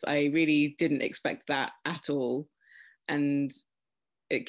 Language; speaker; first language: English; native; English